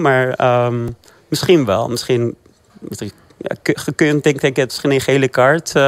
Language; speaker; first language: Dutch; non-native, fluent; Persian